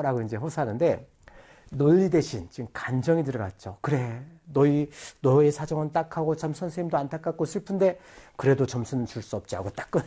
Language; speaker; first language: Korean; native; Korean